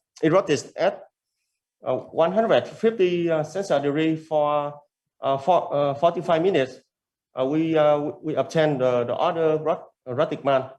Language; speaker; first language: English; non-native, learner; Vietnamese